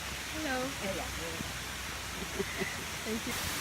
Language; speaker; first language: English; non-native, learner; French